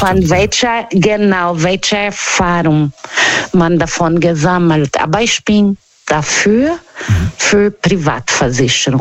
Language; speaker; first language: German; non-native, learner; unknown